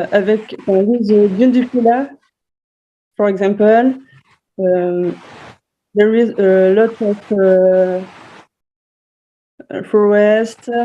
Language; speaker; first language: English; non-native, learner; French